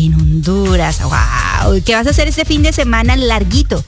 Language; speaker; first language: Spanish; native; Spanish